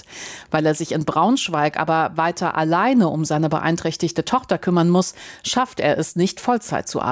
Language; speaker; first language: German; native; German